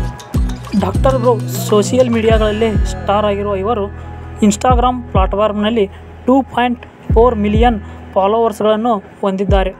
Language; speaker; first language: Kannada; native; Kannada